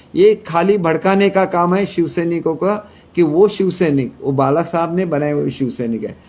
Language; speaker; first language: Hindi; non-native, local second language; Marathi